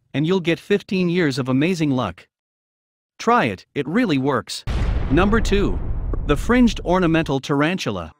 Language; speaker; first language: English; native; English